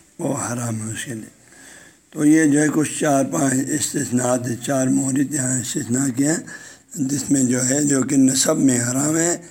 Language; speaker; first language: Urdu; non-native, local second language; Balti